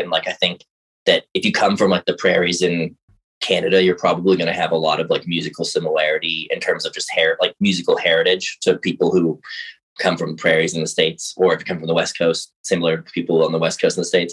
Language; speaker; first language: English; native; English